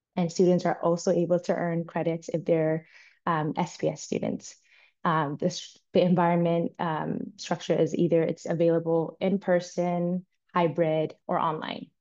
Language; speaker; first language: English; native; English